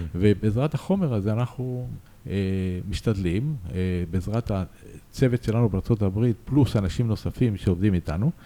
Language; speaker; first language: Hebrew; early bilingual, other home language; Spanish